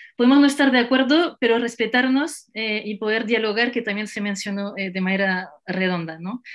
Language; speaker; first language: Spanish; non-native, fluent; French